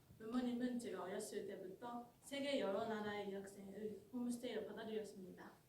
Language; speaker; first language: Korean; non-native, fluent; Japanese